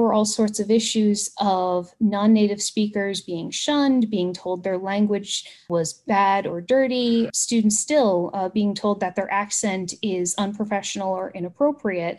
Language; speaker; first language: English; native; English